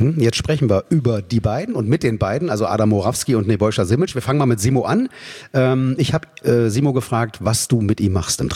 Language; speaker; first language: German; native; German